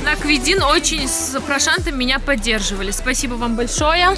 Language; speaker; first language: Russian; native; Russian